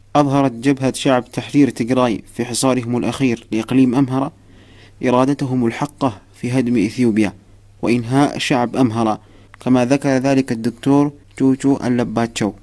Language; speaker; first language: Arabic; non-native, fluent; Amharic